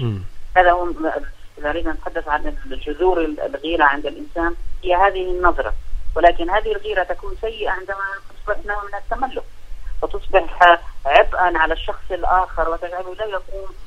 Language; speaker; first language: Arabic; native; Arabic